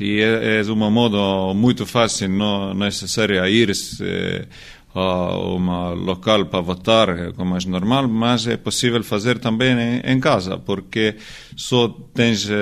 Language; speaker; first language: Portuguese; non-native, learner; Estonian